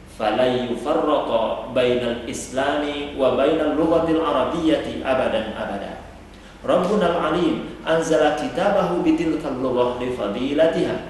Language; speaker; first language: Arabic; non-native, fluent; Indonesian